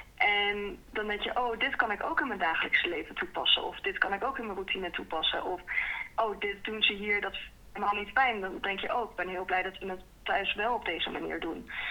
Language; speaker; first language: Dutch; early bilingual, heritage; Dutch